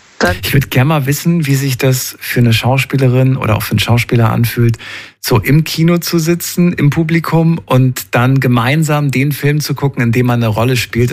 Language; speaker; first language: German; native; German